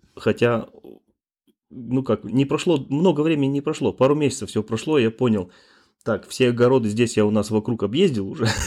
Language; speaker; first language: Russian; native; Russian